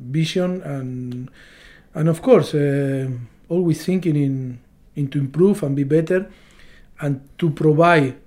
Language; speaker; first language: English; non-native, learner; Spanish